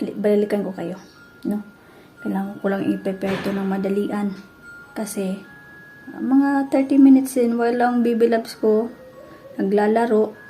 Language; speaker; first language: Filipino; non-native, local second language; Cebuano